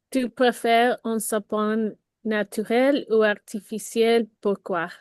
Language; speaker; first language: French; non-native, learner; Spanish